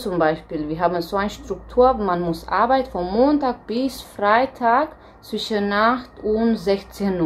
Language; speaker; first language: German; non-native, fluent; Romanian